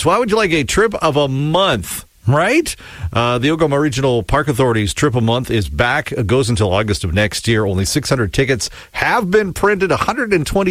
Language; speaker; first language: English; native; English